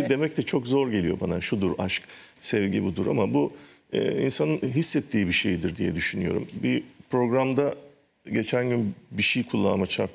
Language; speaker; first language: Turkish; native; Turkish